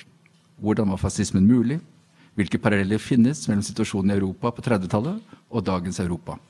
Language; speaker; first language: Norwegian; native; Norwegian